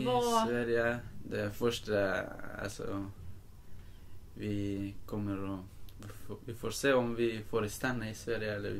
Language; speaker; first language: Swedish; non-native, learner; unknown